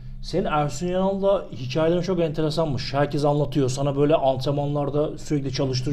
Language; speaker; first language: Turkish; native; Turkish